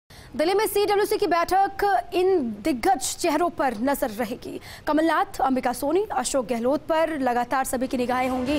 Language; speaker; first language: Hindi; native; Hindi